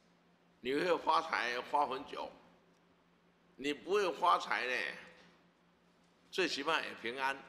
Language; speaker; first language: Chinese; native; Chinese